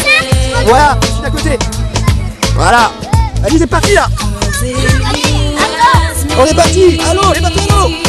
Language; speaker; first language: French; native; French